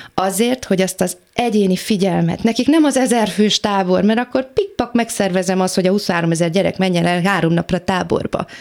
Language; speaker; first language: Hungarian; native; Hungarian